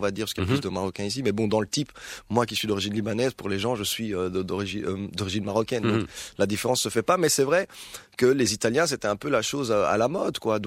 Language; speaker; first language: French; early bilingual, other home language; Arabic